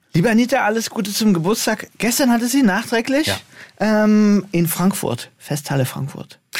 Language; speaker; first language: German; native; German